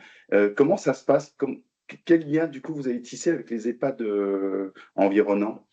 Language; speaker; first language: French; native; French